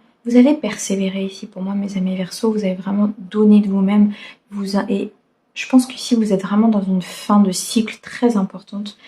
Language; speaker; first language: French; native; French